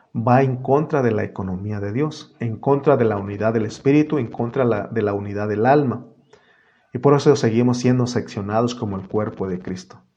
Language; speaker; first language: Spanish; native; Spanish